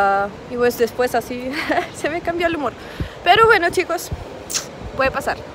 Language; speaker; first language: Spanish; non-native, fluent; Russian